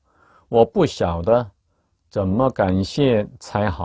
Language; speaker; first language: Chinese; non-native, fluent; Korean